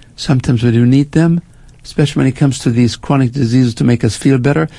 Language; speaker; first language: English; non-native, fluent; German